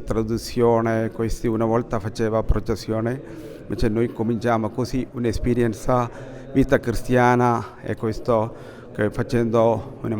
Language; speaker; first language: Italian; non-native, learner; Malayalam